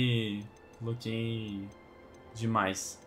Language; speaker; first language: Portuguese; native; Portuguese